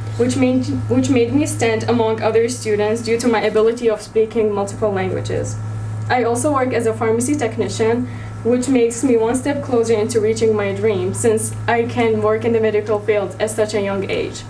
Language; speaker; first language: English; early bilingual, other home language; Arabic